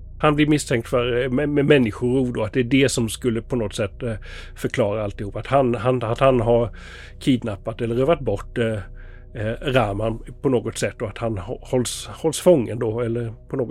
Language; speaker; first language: Swedish; native; Swedish